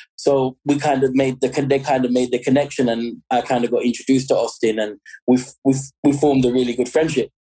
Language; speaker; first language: English; native; English